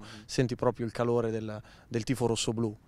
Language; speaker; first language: Italian; native; Italian